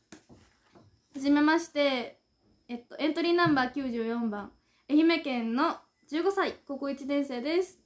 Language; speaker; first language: Japanese; native; Japanese